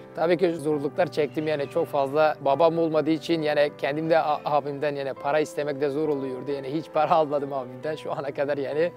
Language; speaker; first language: Turkish; non-native, fluent; Persian